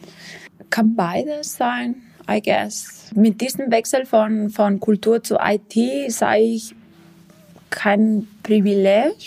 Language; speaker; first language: German; non-native, fluent; Spanish